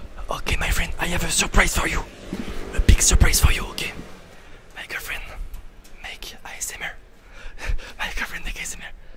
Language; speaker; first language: English; non-native, learner; French